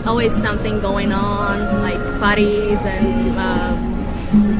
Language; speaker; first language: English; non-native, fluent; Portuguese